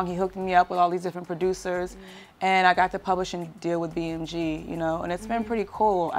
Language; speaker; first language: English; native; English